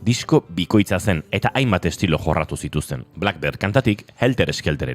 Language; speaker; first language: Basque; native; Basque